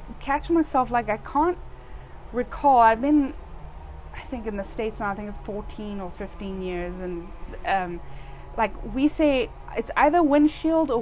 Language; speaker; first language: English; native; English